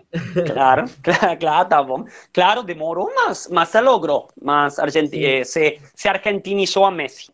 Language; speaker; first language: Portuguese; non-native, learner; Spanish